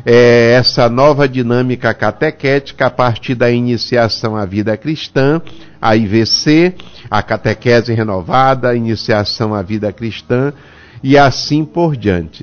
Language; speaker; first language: Portuguese; native; Portuguese